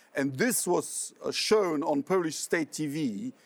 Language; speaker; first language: English; non-native, fluent; Polish